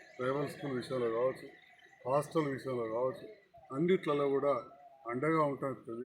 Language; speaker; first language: Telugu; native; Telugu